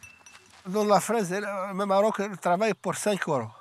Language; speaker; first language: French; non-native, learner; Arabic